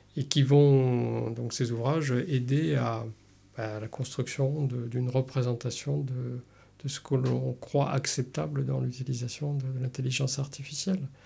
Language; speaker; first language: French; native; French